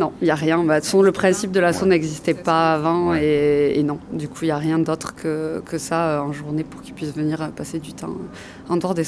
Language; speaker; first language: French; native; French